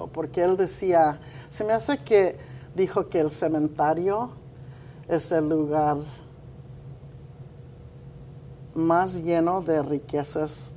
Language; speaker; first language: Spanish; early bilingual, heritage; Spanish